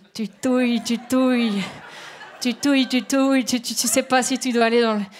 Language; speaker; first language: French; native; French